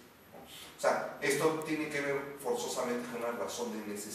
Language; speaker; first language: Spanish; native; Spanish